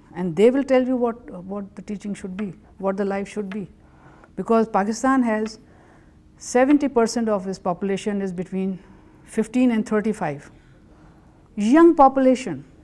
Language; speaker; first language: English; non-native, local second language; Urdu